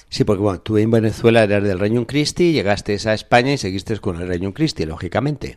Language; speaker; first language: Spanish; native; Spanish